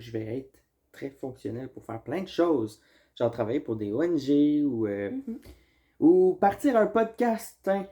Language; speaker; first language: French; native; French